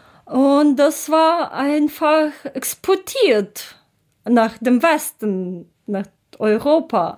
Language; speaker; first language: German; non-native, learner; Ukrainian